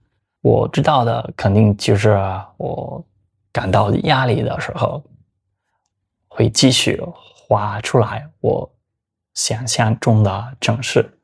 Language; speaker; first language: Chinese; non-native, fluent; Spanish